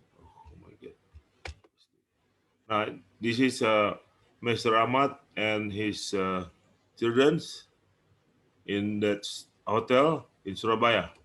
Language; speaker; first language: English; non-native, learner; Indonesian